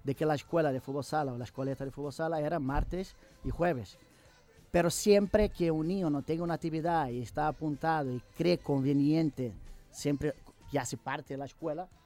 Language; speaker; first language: Spanish; non-native, fluent; Portuguese